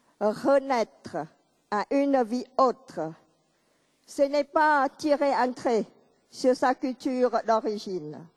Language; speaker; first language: French; non-native, local second language; Khmer